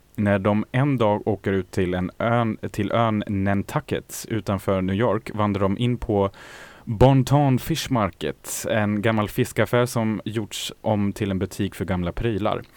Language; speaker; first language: Swedish; native; Swedish